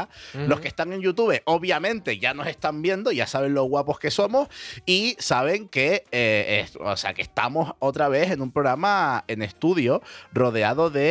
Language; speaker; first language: Spanish; native; Spanish